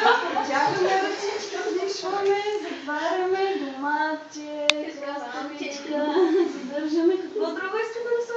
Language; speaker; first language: Bulgarian; native; Bulgarian